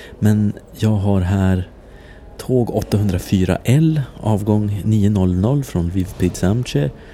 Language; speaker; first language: Swedish; non-native, fluent; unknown